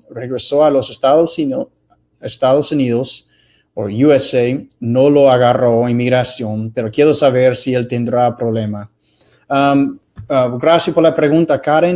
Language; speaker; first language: Spanish; non-native, fluent; English